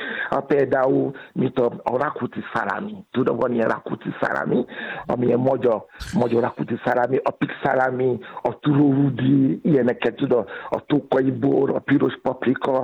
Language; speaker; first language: Hungarian; non-native, learner; Yoruba